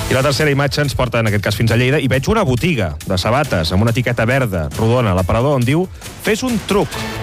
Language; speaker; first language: Catalan; native; Catalan